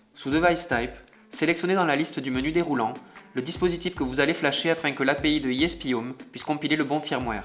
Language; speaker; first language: French; native; French